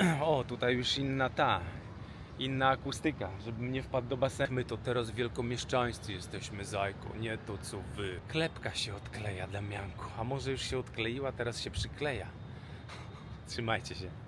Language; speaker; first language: Polish; native; Polish